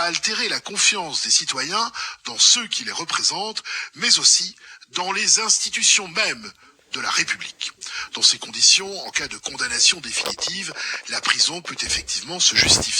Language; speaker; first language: French; native; French